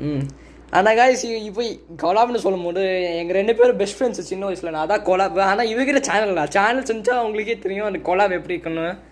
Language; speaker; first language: Tamil; early bilingual, heritage; Tamil